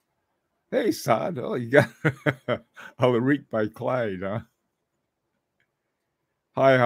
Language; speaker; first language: English; native; English